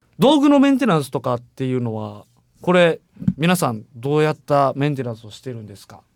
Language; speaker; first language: Japanese; native; Japanese